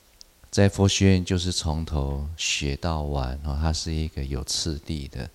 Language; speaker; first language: Chinese; native; Chinese